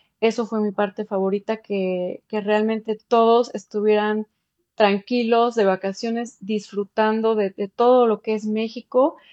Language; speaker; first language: Spanish; early bilingual, heritage; Spanish